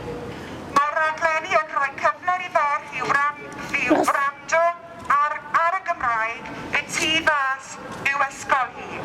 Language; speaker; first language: Welsh; non-native, local second language; English